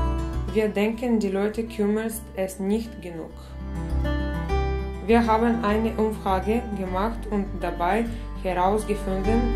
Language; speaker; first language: German; non-native, learner; Bulgarian